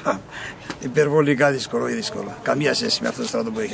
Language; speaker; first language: Greek; early bilingual, heritage; Greek